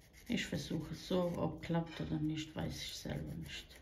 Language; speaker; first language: German; non-native, fluent; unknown